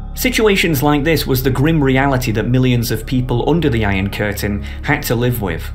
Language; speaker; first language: English; native; English